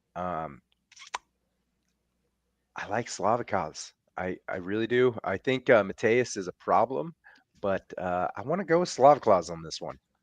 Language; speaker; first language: English; native; English